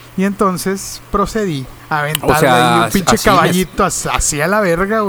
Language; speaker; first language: Spanish; native; Spanish